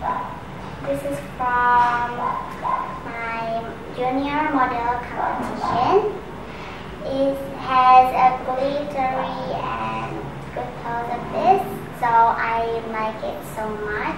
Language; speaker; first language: English; non-native, learner; Indonesian